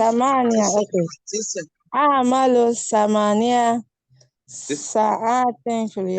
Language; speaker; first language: Arabic; non-native, learner; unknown